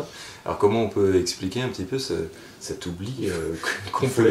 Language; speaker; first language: French; native; French